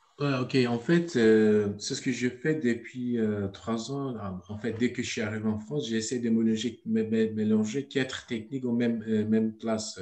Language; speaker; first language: French; non-native, learner; Turkish